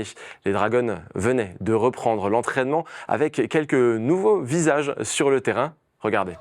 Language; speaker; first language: French; native; French